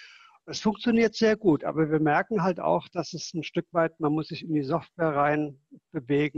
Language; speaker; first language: German; native; German